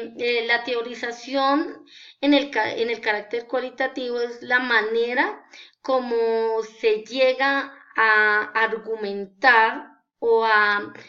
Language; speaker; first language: Spanish; native; Spanish